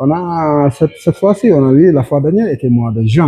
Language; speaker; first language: French; non-native, local second language; Wolof